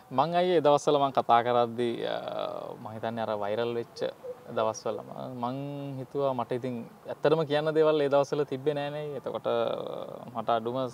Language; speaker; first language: Sinhala; native; Sinhala